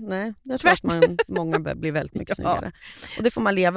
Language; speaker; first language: Swedish; native; Swedish